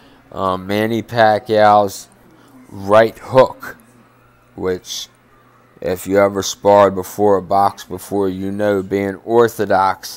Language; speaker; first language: English; native; English